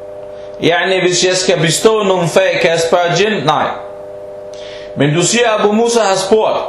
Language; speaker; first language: Danish; early bilingual, heritage; Danish